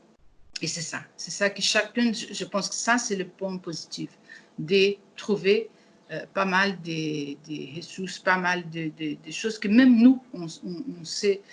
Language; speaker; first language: French; non-native, learner; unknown